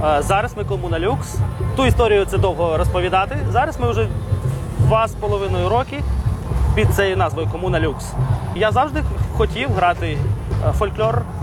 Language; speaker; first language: Ukrainian; non-native, local second language; Russian